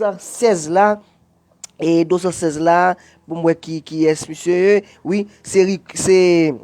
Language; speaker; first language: French; non-native, learner; Haitian Creole